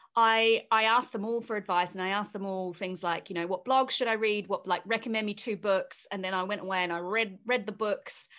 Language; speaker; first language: English; native; English